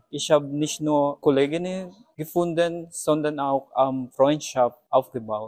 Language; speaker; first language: German; non-native, fluent; Filipino